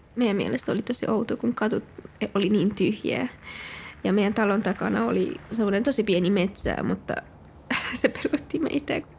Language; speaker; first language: Finnish; non-native, fluent; Persian